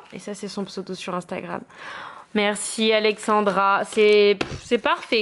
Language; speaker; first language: French; native; French